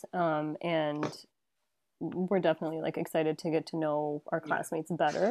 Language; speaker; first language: English; native; English